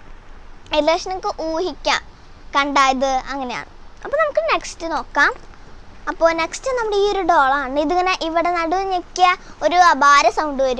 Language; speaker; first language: Malayalam; native; Malayalam